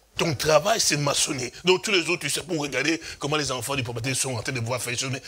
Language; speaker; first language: French; non-native, local second language; Lingala